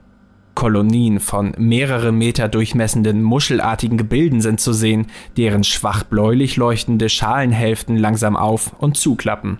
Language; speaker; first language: German; native; German